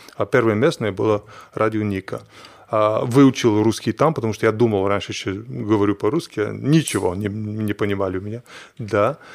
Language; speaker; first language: Russian; non-native, fluent; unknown